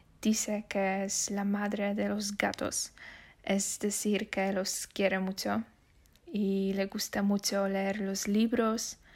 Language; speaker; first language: Spanish; non-native, learner; Polish